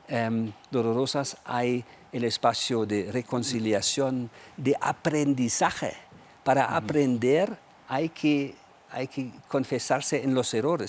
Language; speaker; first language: Spanish; non-native, fluent; German